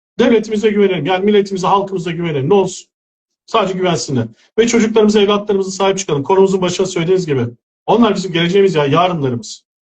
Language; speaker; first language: Turkish; native; Turkish